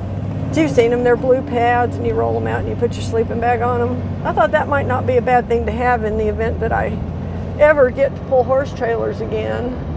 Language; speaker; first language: English; native; English